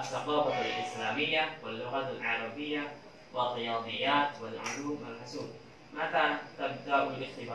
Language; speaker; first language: Arabic; non-native, learner; Indonesian